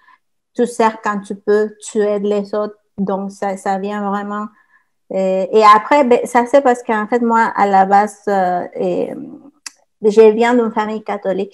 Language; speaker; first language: French; non-native, fluent; Spanish